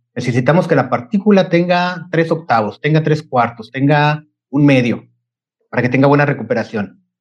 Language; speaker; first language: Spanish; native; Spanish